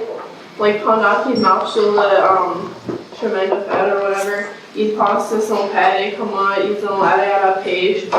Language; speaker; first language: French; non-native, local second language; English